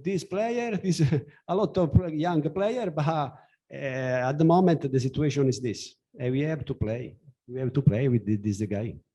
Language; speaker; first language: English; non-native, learner; Italian